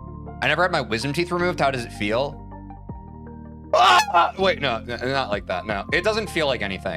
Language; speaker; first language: English; native; English